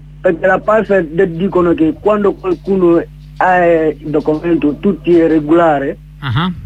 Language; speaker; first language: Italian; non-native, learner; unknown